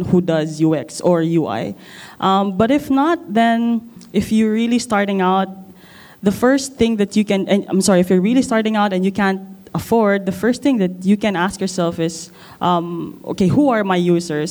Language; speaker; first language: English; non-native, local second language; Filipino